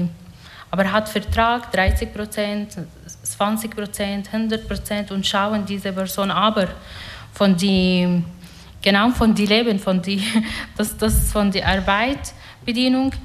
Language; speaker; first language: German; non-native, learner; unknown